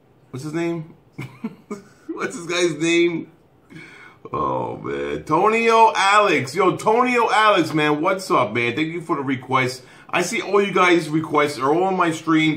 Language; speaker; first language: English; native; English